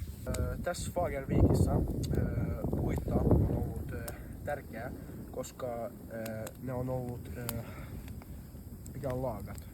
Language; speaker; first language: Finnish; non-native, local second language; Swedish